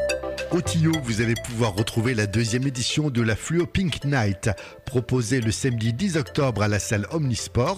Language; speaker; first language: French; native; French